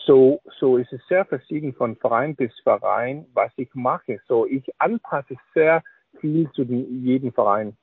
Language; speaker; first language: German; non-native, learner; Danish